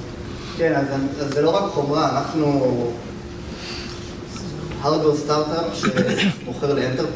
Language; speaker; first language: Hebrew; native; Hebrew